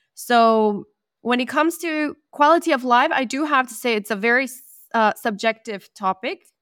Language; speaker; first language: English; non-native, fluent; Spanish